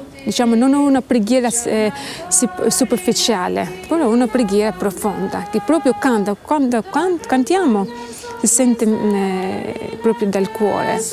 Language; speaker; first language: Italian; non-native, learner; Albanian